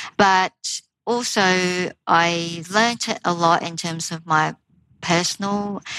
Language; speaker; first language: English; native; English